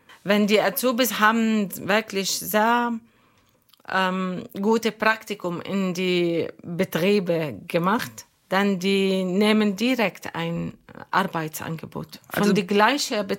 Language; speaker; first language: German; non-native, learner; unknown